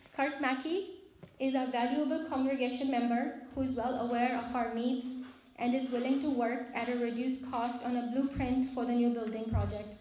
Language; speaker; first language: English; non-native, local second language; Urdu